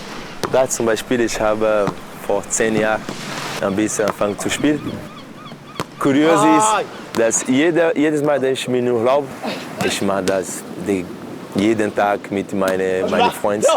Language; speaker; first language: German; non-native, fluent; Portuguese